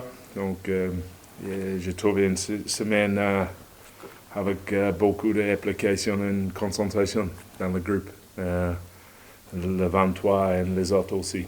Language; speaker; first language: French; non-native, learner; English